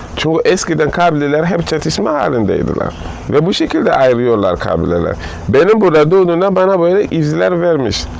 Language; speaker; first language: Turkish; non-native, learner; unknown